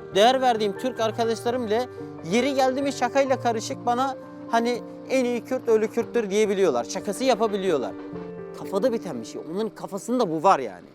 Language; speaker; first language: Turkish; non-native, local second language; Kurdish